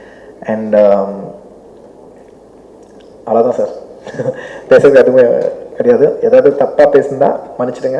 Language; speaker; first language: Tamil; non-native, local second language; Telugu